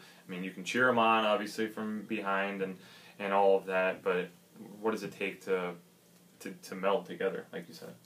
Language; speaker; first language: English; native; English